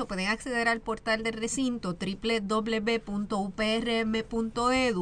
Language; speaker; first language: Spanish; native; Spanish